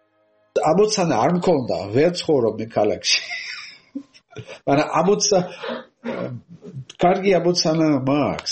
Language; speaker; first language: Georgian; non-native, learner; French